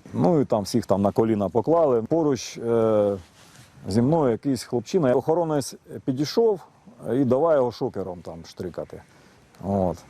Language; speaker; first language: Ukrainian; native; Ukrainian